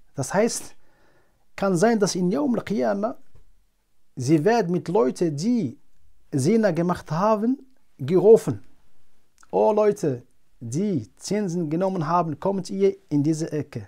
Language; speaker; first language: German; non-native, fluent; Arabic